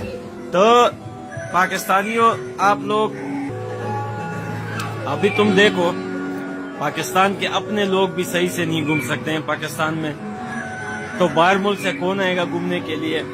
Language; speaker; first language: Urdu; non-native, fluent; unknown